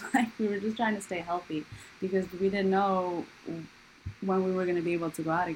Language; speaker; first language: English; native; English